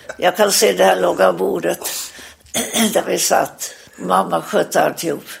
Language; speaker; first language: Swedish; native; Swedish